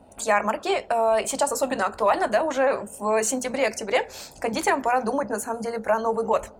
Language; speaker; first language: Russian; native; Russian